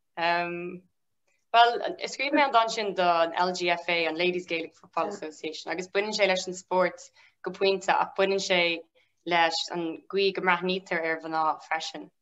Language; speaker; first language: Irish; non-native, local second language; English